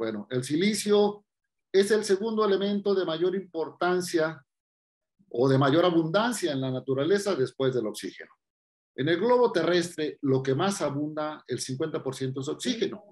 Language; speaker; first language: Spanish; native; Spanish